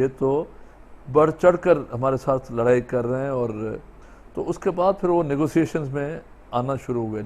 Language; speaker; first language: Urdu; non-native, local second language; Sindhi